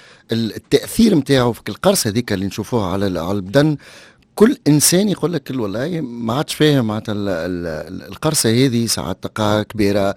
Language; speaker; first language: Arabic; native; Arabic